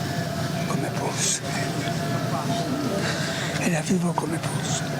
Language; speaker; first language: Italian; non-native, fluent; Spanish